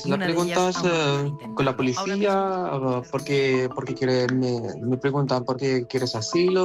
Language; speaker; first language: Spanish; non-native, learner; Arabic